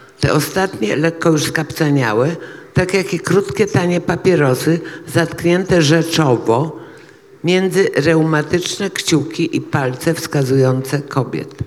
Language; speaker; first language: Polish; native; Polish